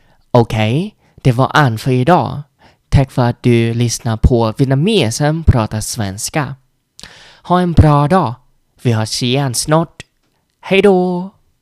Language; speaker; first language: Swedish; non-native, learner; Vietnamese